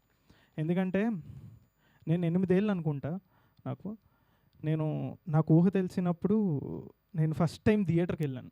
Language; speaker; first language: Telugu; native; Telugu